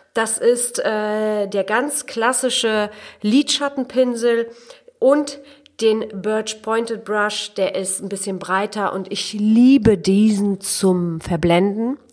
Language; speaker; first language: German; early bilingual, other home language; Polish